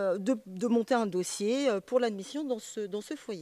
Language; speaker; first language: French; native; French